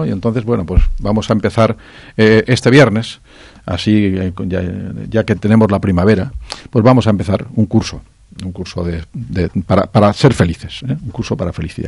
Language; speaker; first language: Spanish; native; Spanish